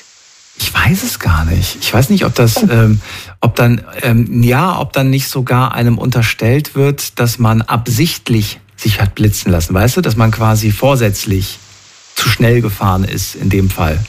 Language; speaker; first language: German; native; German